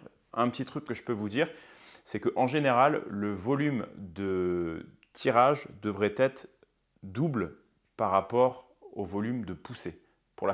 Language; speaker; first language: French; native; French